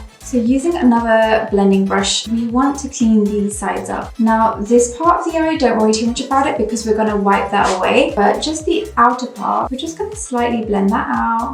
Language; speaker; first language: English; native; English